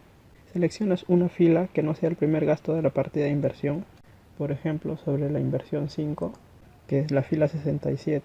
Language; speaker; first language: Spanish; native; Spanish